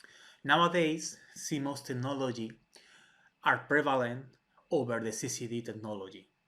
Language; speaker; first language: English; non-native, fluent; Spanish